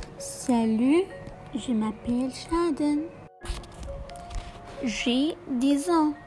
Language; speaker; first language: French; non-native, learner; Arabic